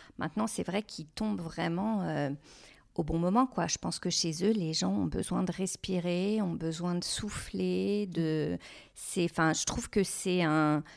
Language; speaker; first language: French; native; French